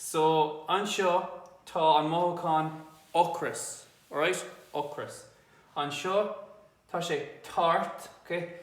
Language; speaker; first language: Irish; non-native, fluent; English